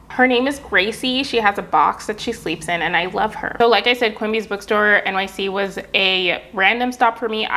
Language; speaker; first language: English; native; English